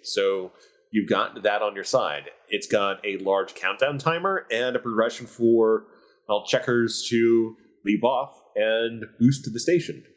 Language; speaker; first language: English; native; English